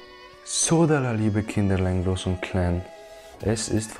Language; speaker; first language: German; native; German